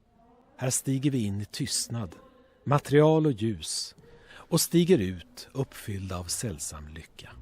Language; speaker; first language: Swedish; native; Swedish